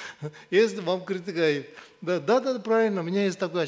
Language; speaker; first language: Russian; non-native, learner; Tibetan